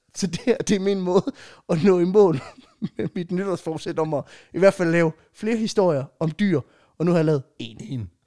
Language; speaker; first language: Danish; native; Danish